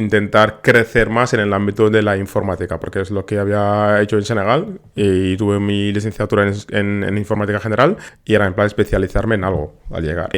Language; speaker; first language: Spanish; non-native, fluent; Wolof